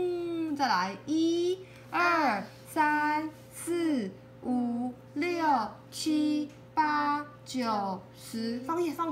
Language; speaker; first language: Chinese; native; Chinese